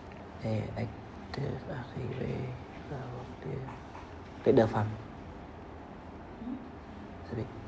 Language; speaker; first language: French; non-native, learner; Vietnamese